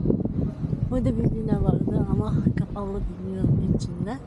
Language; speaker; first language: Turkish; non-native, learner; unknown